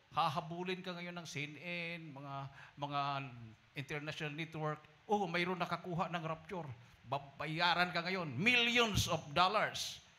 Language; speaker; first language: Filipino; non-native, local second language; Cebuano